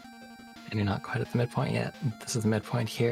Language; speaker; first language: English; native; English